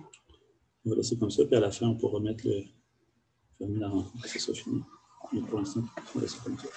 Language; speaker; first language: French; native; French